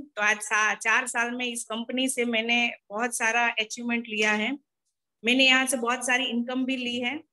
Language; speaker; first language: Hindi; non-native, local second language; Gujarati